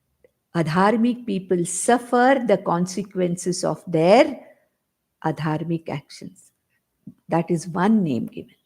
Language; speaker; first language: English; non-native, local second language; Konkani